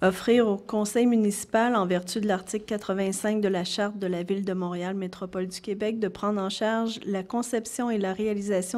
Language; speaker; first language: French; native; French